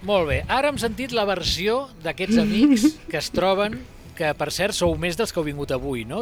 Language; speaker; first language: Catalan; native; Catalan